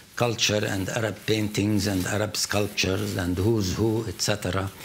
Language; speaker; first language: English; non-native, fluent; Arabic